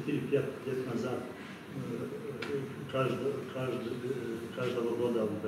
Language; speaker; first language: Russian; non-native, learner; Serbian